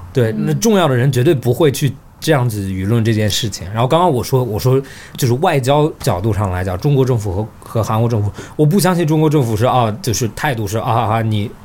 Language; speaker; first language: Chinese; early bilingual, heritage; Chinese